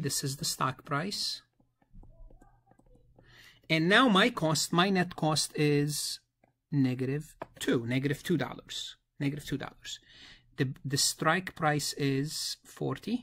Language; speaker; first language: English; non-native, fluent; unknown